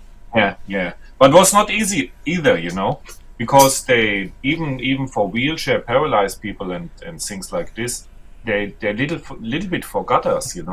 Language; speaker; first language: English; non-native, learner; German